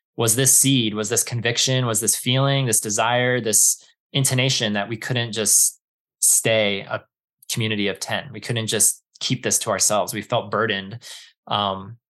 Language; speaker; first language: English; native; English